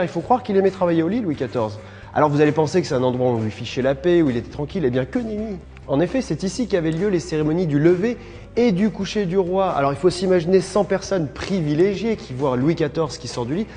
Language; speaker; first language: French; native; French